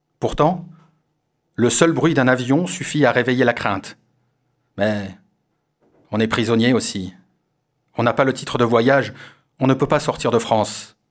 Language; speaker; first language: French; non-native, learner; Armenian